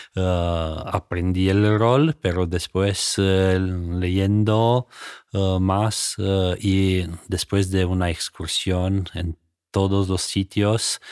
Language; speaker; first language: Spanish; non-native, fluent; Romanian